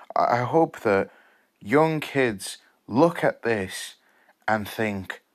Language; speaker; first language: English; native; English